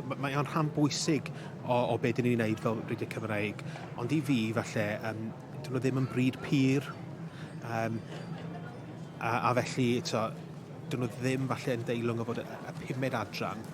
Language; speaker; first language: Welsh; native; Welsh